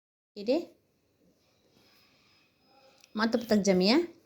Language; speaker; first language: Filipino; non-native, local second language; Cebuano